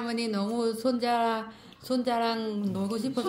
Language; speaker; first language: Korean; non-native, learner; Vietnamese